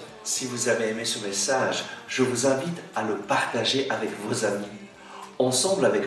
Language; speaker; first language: French; native; French